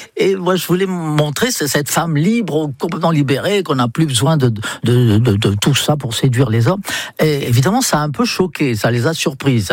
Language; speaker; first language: French; non-native, fluent; English